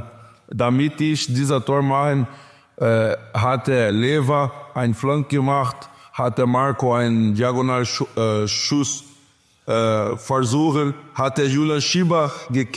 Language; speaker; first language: German; non-native, learner; Portuguese